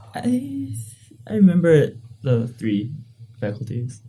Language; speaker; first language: English; non-native, learner; Korean